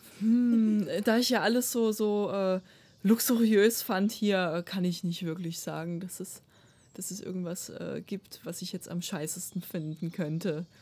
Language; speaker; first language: German; non-native, fluent; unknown